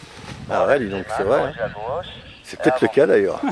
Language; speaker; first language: French; native; French